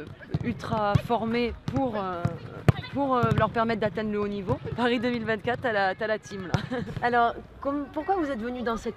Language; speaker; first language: French; native; French